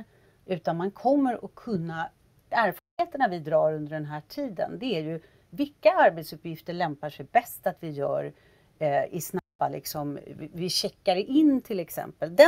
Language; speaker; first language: Swedish; native; Swedish